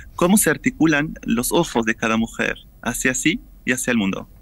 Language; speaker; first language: Spanish; non-native, fluent; English